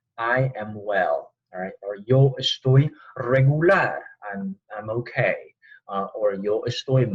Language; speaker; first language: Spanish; non-native, fluent; English